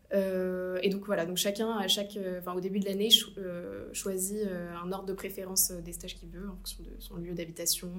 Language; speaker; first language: French; native; French